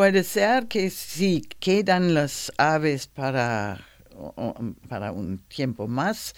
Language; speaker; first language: Spanish; non-native, learner; German